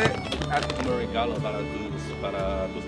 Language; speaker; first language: Spanish; non-native, learner; Chinese